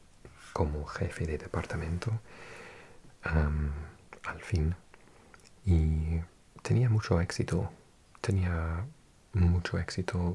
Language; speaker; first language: Spanish; non-native, fluent; English